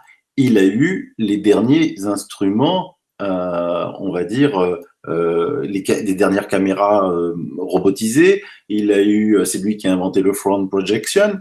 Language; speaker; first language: French; native; French